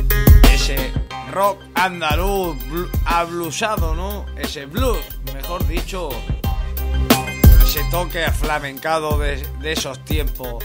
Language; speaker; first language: Spanish; native; Spanish